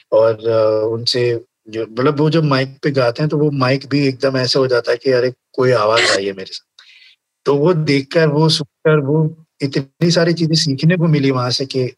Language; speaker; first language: Hindi; native; Hindi